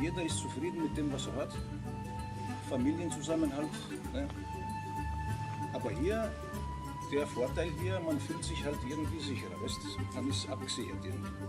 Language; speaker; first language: German; non-native, fluent; Greek